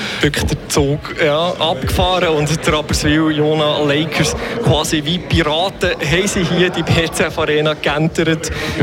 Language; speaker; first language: German; native; German